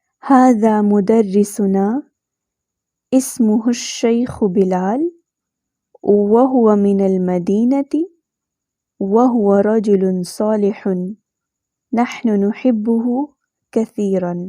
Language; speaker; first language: Arabic; non-native, fluent; Urdu